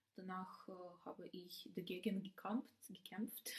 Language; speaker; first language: German; non-native, learner; Ukrainian